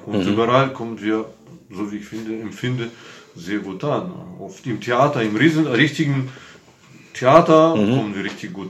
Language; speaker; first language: German; non-native, fluent; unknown